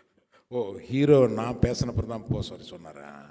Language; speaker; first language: Tamil; non-native, local second language; Telugu